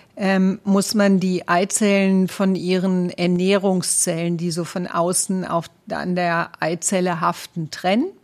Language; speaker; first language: German; native; German